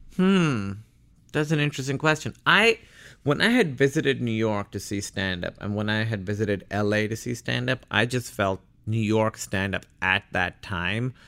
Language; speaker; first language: English; non-native, local second language; Urdu